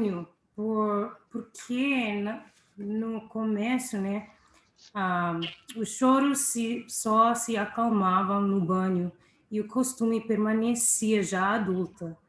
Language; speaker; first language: Portuguese; non-native, fluent; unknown